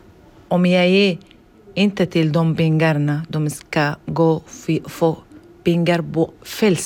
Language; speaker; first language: Swedish; non-native, learner; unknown